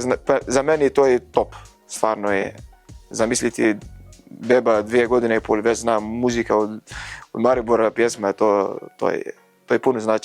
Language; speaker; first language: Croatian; non-native, learner; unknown